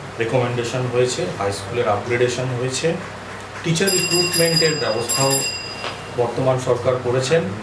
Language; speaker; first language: Bangla; non-native, local second language; Santali